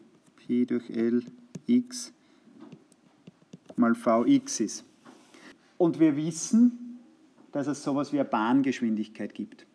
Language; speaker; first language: German; native; German